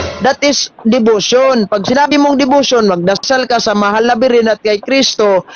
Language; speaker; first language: Filipino; non-native, local second language; Cebuano